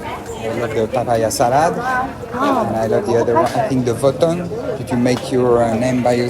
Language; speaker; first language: English; non-native, fluent; French